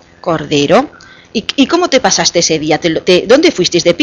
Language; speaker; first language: Spanish; native; Spanish